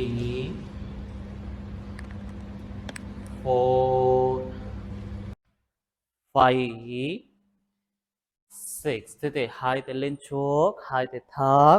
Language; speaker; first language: Vietnamese; non-native, learner; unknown